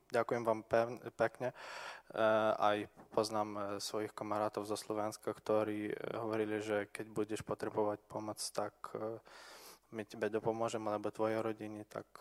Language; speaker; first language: Slovak; non-native, local second language; Ukrainian